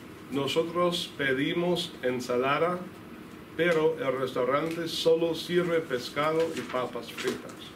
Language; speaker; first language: Spanish; non-native, fluent; English